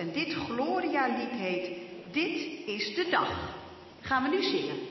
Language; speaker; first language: Dutch; native; Dutch